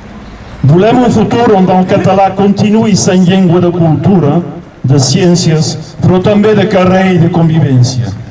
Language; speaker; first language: Catalan; non-native, local second language; French